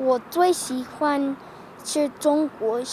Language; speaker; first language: Chinese; non-native, learner; English